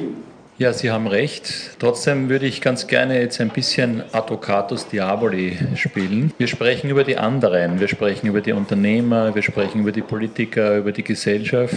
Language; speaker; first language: German; native; German